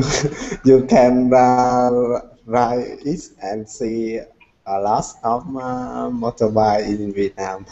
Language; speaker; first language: English; non-native, learner; Vietnamese